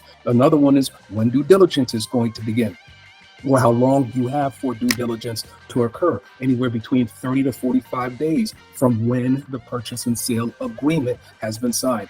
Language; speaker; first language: English; native; English